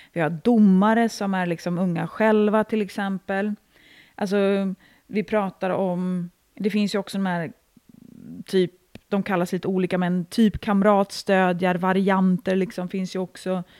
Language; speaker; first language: Swedish; native; Swedish